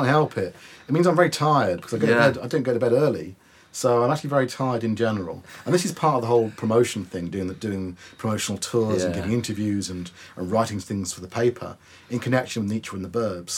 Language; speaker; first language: English; native; English